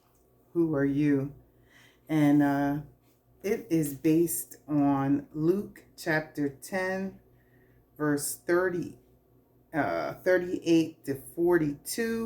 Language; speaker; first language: English; native; English